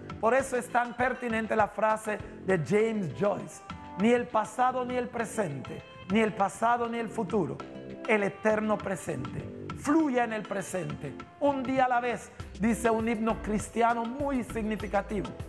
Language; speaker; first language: Spanish; non-native, local second language; English